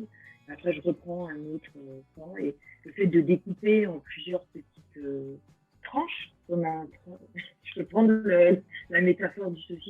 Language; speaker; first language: French; native; French